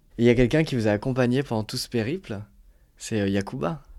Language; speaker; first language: French; native; French